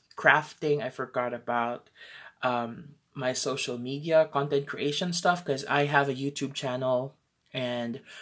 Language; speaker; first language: English; non-native, local second language; Filipino